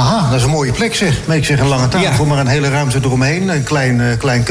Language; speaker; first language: Dutch; native; Dutch